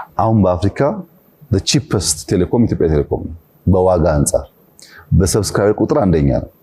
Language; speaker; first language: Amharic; non-native, local second language; Oromo